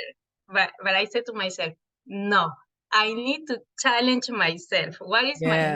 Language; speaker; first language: English; non-native, fluent; Spanish